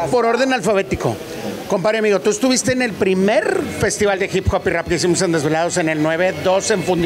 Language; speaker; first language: Spanish; native; Spanish